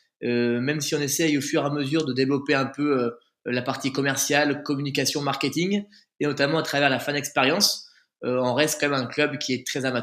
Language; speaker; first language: French; native; French